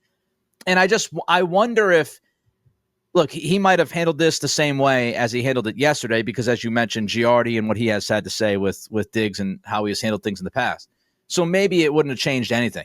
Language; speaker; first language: English; native; English